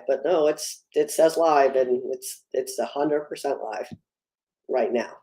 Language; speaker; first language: English; native; English